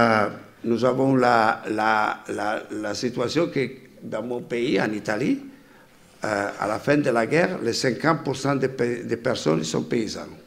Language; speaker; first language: French; non-native, fluent; Italian